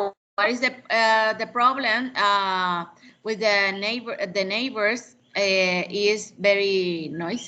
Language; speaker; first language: English; non-native, learner; Spanish